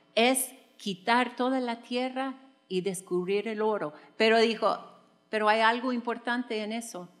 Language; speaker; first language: Spanish; non-native, fluent; English